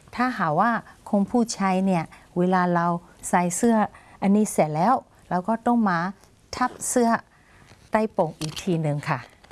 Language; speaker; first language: Thai; non-native, fluent; Burmese